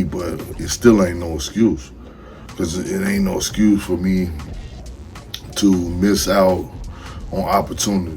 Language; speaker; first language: English; native; English